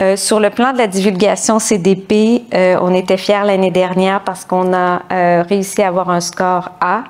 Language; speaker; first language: French; native; French